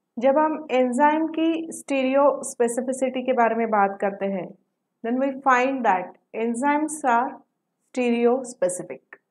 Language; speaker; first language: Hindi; non-native, local second language; Marathi